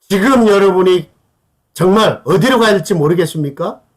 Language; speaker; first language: Korean; native; Korean